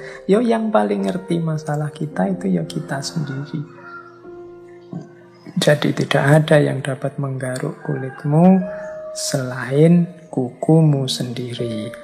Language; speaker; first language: Indonesian; native; Indonesian